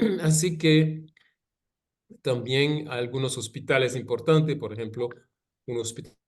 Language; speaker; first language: Spanish; non-native, fluent; Haitian Creole